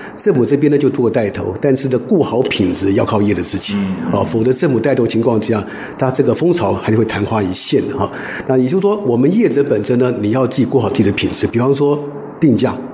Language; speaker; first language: Chinese; native; Chinese